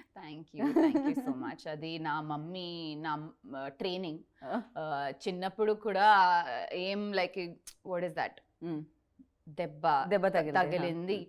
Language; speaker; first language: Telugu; non-native, learner; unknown